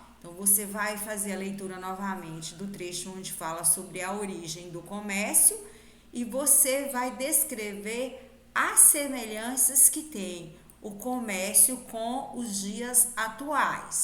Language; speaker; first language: Portuguese; native; Portuguese